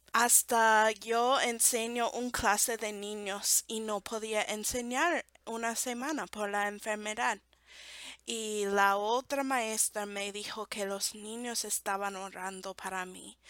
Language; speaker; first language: Spanish; non-native, fluent; English